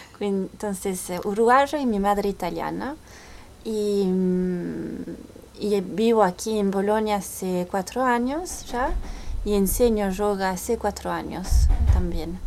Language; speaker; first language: Spanish; early bilingual, heritage; French